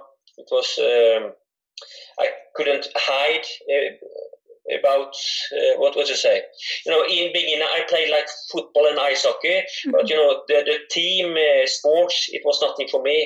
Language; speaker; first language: English; non-native, fluent; Swedish